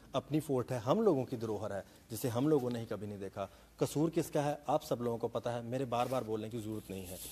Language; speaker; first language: Hindi; native; Hindi